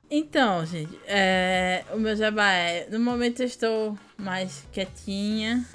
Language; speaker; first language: Portuguese; native; Portuguese